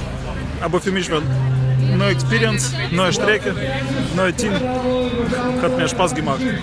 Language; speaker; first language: German; non-native, learner; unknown